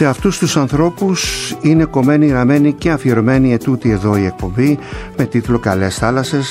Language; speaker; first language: Greek; native; Greek